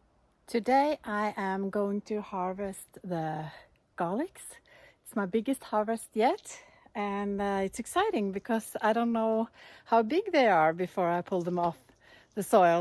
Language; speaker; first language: English; non-native, fluent; Norwegian